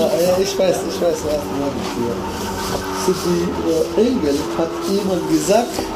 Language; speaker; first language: German; non-native, learner; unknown